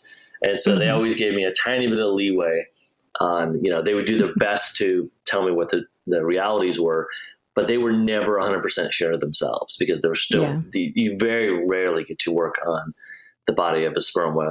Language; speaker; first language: English; native; English